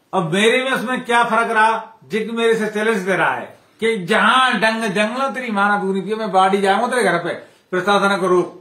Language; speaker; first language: Hindi; native; Hindi